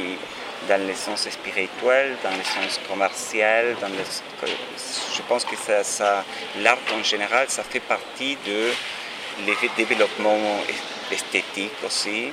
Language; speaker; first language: French; non-native, fluent; Spanish